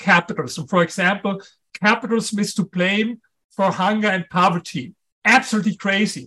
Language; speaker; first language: English; non-native, fluent; German